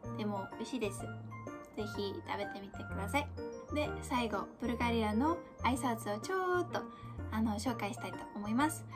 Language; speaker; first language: Japanese; non-native, fluent; Bulgarian